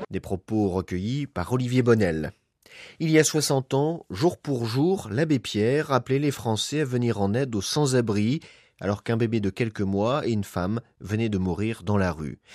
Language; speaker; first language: French; native; French